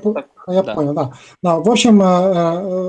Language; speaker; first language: Russian; non-native, fluent; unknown